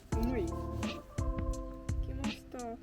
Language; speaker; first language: Japanese; native; Japanese